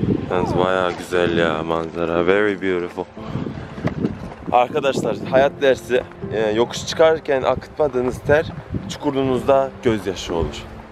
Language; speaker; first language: Turkish; native; Turkish